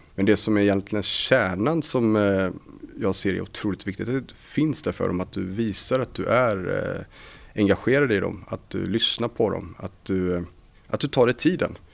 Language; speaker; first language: Swedish; native; Swedish